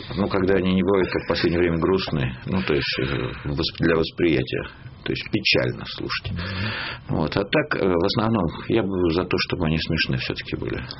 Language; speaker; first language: Russian; native; Russian